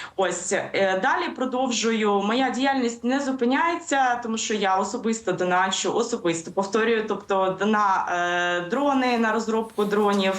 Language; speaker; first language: Ukrainian; native; Ukrainian